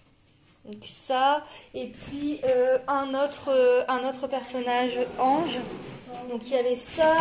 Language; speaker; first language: French; native; French